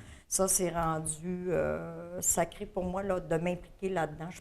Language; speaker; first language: French; native; French